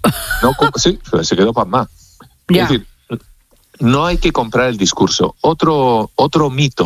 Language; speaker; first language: Spanish; native; Spanish